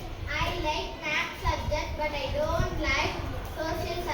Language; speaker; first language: English; non-native, learner; Tamil